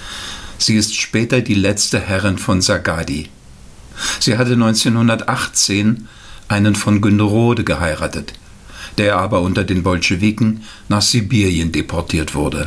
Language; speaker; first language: German; native; German